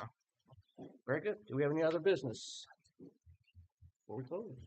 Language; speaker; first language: English; native; English